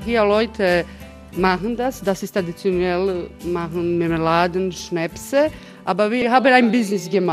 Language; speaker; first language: German; non-native, local second language; Croatian